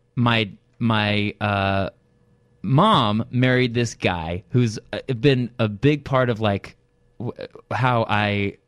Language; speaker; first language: English; early bilingual, other home language; Russian